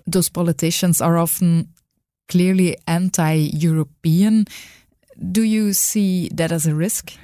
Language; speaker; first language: English; non-native, fluent; Dutch